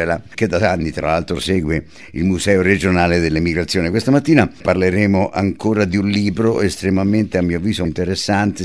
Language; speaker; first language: Italian; native; Italian